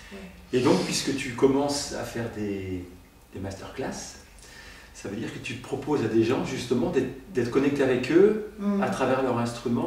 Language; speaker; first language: French; native; French